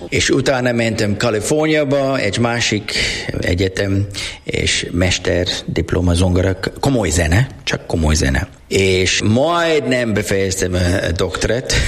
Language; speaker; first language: Hungarian; non-native, learner; English